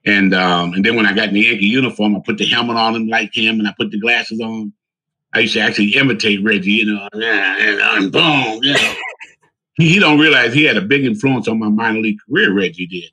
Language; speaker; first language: English; native; English